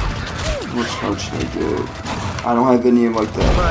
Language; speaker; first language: English; native; English